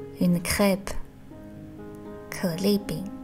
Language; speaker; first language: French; non-native, fluent; Chinese